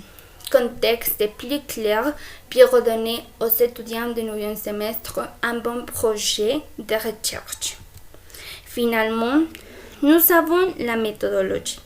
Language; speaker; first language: French; non-native, fluent; Spanish